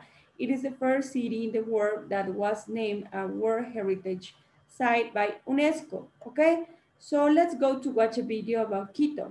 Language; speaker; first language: English; non-native, learner; Spanish